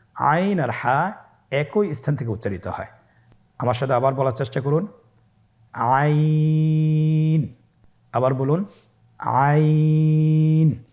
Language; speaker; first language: Bangla; native; Bangla